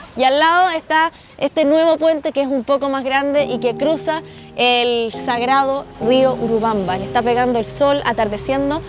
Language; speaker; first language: Spanish; native; Spanish